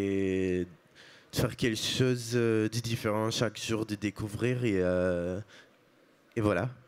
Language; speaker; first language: French; non-native, fluent; Portuguese